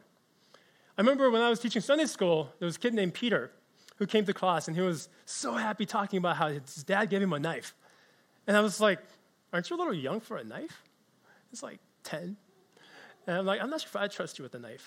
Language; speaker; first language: English; early bilingual, other home language; Korean